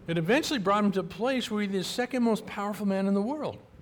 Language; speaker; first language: English; native; English